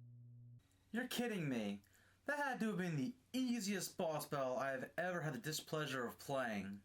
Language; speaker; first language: English; native; English